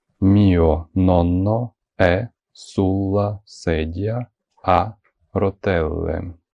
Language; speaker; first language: Italian; non-native, fluent; Ukrainian